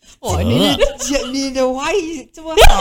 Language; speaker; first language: Chinese; non-native, local second language; Malay